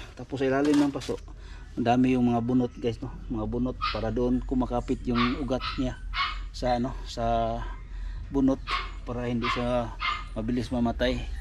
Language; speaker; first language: Filipino; non-native, local second language; Cebuano